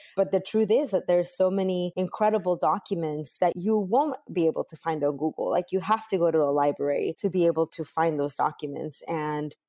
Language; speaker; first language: English; early bilingual, other home language; Spanish